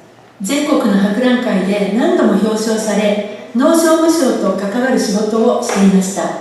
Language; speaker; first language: Japanese; native; Japanese